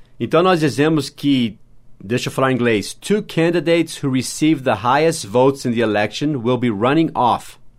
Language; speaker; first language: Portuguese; non-native, fluent; English